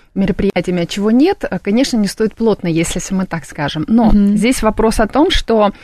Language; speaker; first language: Russian; native; Russian